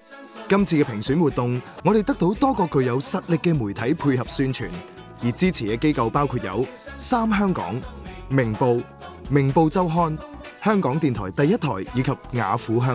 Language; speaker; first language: Cantonese; native; Cantonese